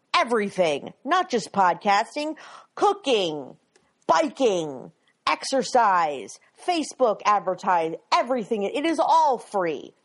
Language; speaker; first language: English; native; English